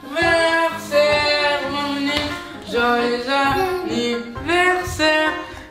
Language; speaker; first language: French; native; French